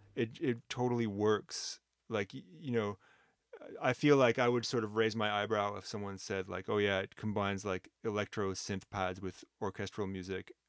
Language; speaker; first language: English; native; English